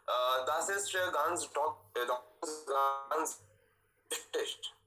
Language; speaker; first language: German; non-native, learner; Hindi